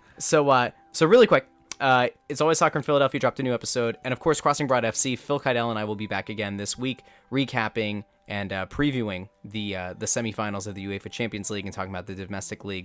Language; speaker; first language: English; native; English